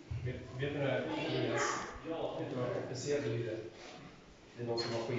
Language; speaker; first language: Swedish; native; Swedish